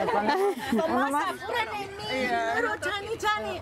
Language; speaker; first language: Spanish; non-native, learner; Italian